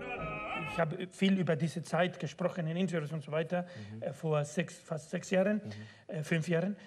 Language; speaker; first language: German; non-native, fluent; Spanish